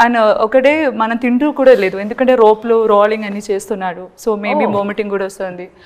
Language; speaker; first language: Telugu; non-native, learner; Malayalam